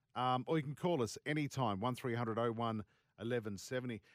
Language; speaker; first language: English; native; English